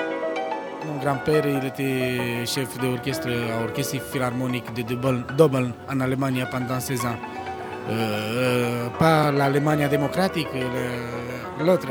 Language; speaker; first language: French; non-native, learner; Romanian